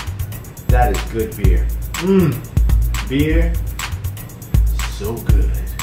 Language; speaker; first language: English; native; English